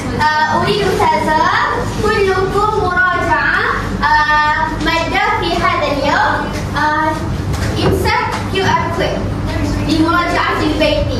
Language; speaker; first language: Arabic; non-native, learner; Malay